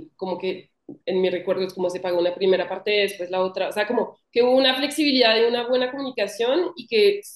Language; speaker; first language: Spanish; non-native, fluent; French